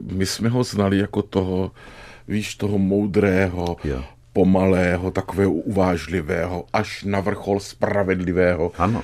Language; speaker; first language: Czech; native; Czech